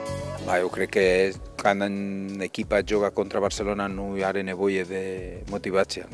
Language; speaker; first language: Romanian; non-native, learner; Spanish